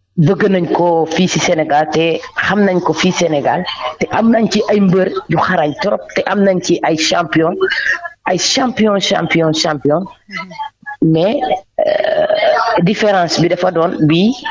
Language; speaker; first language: Wolof; non-native, local second language; Jola-Fonyi